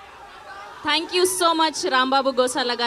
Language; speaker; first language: Telugu; native; Telugu